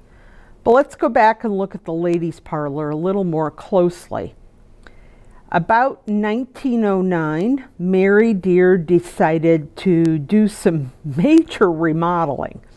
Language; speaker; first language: English; native; English